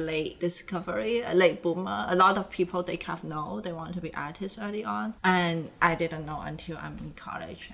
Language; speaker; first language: English; non-native, local second language; Cantonese